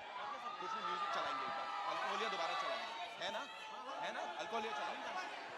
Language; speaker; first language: Hindi; native; Hindi